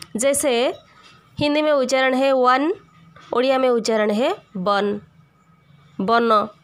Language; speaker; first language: Hindi; non-native, local second language; Odia